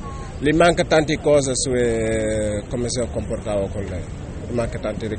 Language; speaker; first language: Italian; non-native, learner; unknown